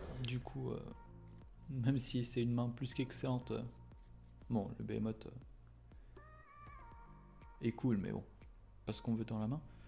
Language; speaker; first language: French; native; French